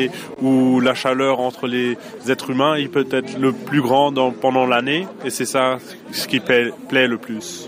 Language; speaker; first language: French; non-native, fluent; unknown